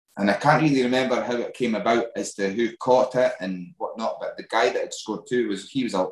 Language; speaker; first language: English; native; English